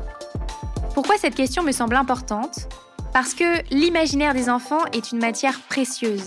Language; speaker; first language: French; native; French